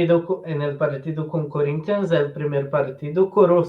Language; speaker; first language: Spanish; non-native, learner; Portuguese